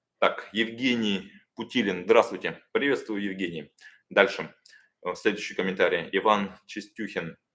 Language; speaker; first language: Russian; native; Russian